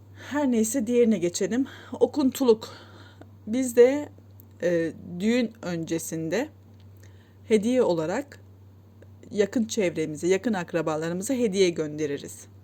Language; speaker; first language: Turkish; native; Turkish